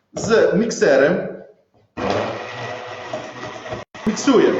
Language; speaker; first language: Polish; non-native, learner; Italian